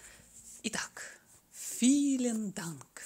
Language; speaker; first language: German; non-native, fluent; Russian